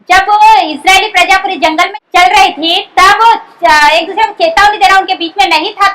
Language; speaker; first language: Hindi; non-native, local second language; Marathi